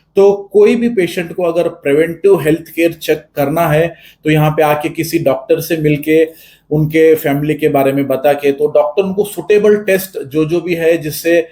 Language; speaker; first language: Hindi; non-native, local second language; Marathi